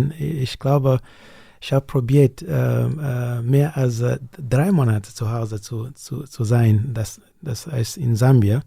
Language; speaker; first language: German; non-native, learner; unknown